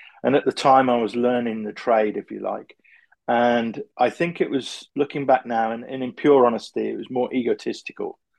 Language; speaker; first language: English; native; English